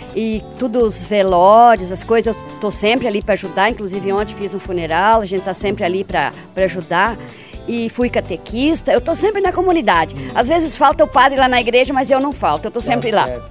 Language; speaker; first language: Portuguese; native; Portuguese